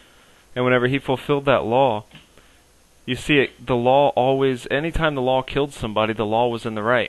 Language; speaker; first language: English; native; English